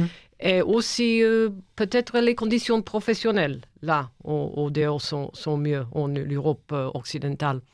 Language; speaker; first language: French; non-native, fluent; English